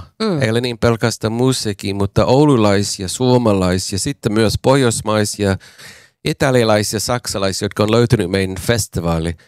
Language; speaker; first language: Finnish; non-native, fluent; English